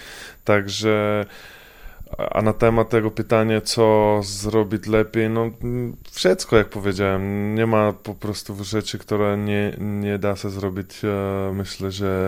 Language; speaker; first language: Polish; non-native, fluent; Czech